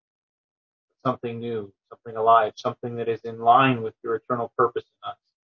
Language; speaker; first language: English; native; English